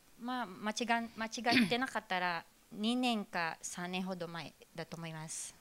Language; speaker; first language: Japanese; non-native, fluent; Filipino